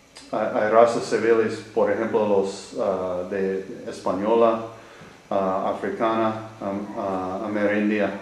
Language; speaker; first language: Spanish; non-native, learner; English